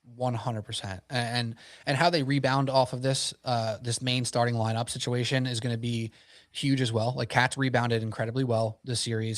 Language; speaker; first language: English; native; English